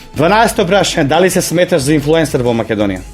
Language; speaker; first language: Macedonian; native; Macedonian